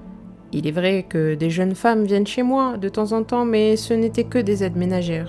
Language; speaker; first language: French; native; French